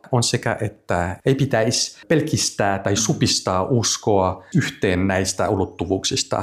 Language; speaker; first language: Finnish; non-native, fluent; French